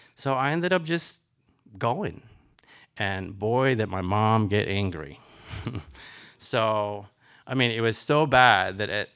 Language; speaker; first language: English; early bilingual, other home language; Spanish